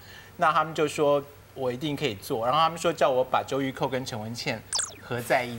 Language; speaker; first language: Chinese; native; Chinese